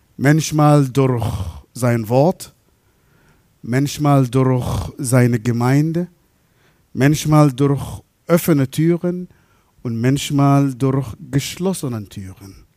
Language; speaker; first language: German; non-native, fluent; Arabic